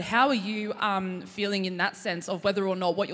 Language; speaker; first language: English; native; English